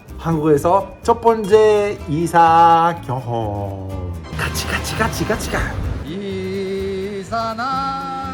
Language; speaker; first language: Korean; non-native, learner; Italian